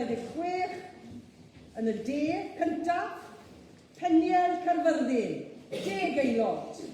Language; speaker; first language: Welsh; native; Welsh